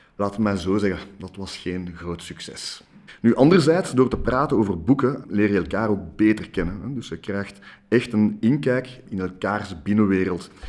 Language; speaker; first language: Dutch; non-native, local second language; French